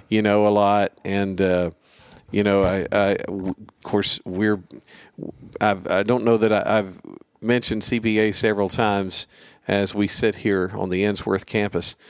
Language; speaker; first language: English; native; English